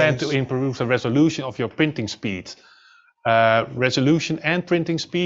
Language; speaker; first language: English; non-native, fluent; Dutch